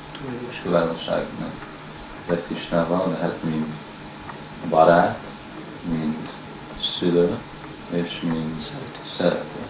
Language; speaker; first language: Hungarian; early bilingual, heritage; Hungarian